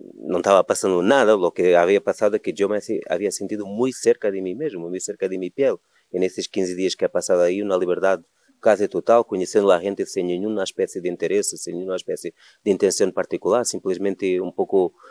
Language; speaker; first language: Spanish; non-native, fluent; Portuguese